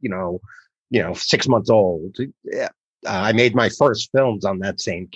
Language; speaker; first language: English; native; English